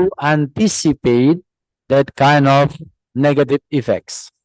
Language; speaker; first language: English; non-native, fluent; Indonesian